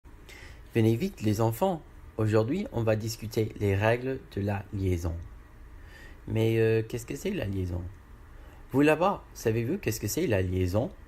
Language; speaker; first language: French; non-native, learner; English